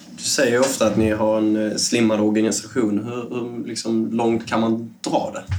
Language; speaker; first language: Swedish; native; Swedish